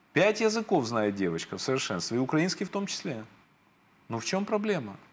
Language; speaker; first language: Russian; native; Russian